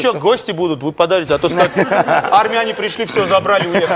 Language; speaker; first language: Russian; non-native, local second language; Armenian